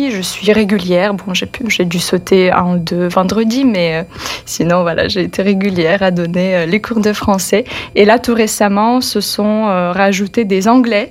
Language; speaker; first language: French; non-native, fluent; Russian